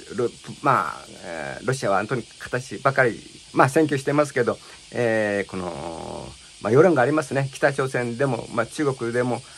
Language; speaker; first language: Japanese; non-native, fluent; Chinese